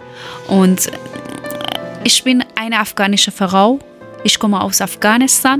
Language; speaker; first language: German; non-native, learner; Persian